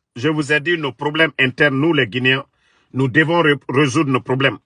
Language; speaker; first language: French; non-native, local second language; Mandingo